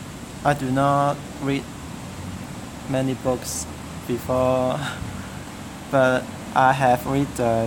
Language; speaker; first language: English; non-native, learner; Cantonese